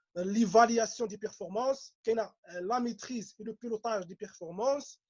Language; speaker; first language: French; non-native, local second language; Arabic